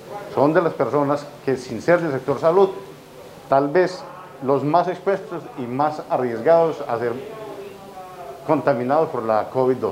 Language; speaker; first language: Spanish; native; Spanish